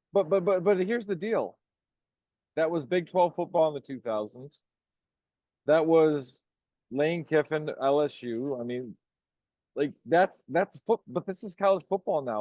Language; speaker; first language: English; native; English